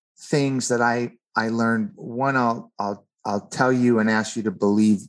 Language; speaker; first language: English; native; English